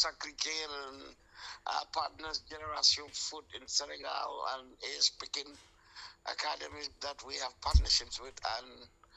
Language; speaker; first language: English; non-native, local second language; Wolof